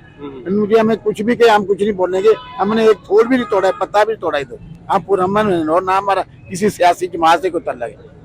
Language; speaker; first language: Urdu; non-native, local second language; Punjabi